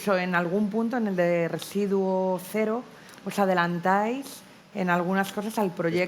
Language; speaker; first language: Spanish; native; Spanish